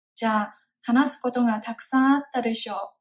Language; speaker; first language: Japanese; non-native, fluent; Chinese